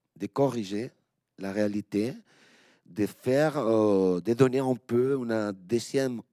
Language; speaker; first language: French; non-native, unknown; Spanish